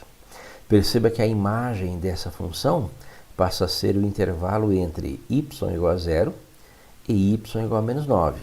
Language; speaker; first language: Portuguese; native; Portuguese